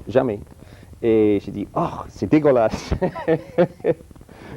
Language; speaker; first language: French; early bilingual, heritage; English